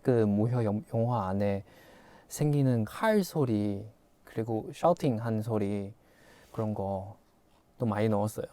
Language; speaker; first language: Korean; non-native, fluent; Chinese